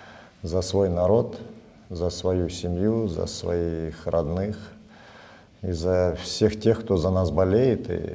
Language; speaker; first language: Russian; native; Russian